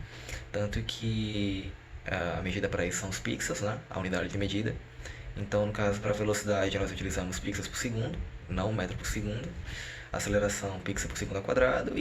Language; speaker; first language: Portuguese; native; Portuguese